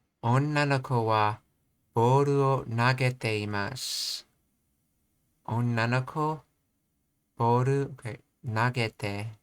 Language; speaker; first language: Japanese; non-native, learner; English